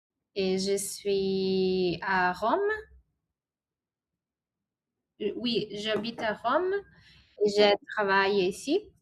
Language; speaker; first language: French; non-native, learner; Italian